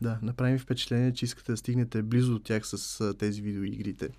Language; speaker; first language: Bulgarian; native; Bulgarian